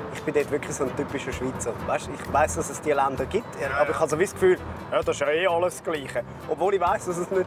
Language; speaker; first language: German; native; German